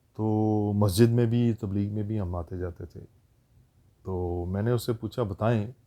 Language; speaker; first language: Urdu; native; Urdu